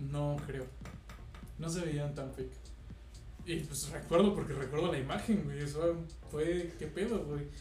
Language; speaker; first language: Spanish; native; Spanish